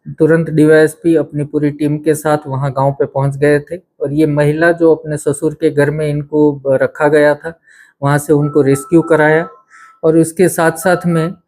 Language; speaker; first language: Hindi; non-native, local second language; Gujarati